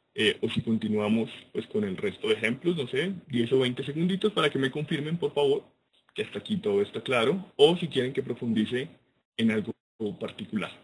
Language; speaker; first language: Spanish; native; Spanish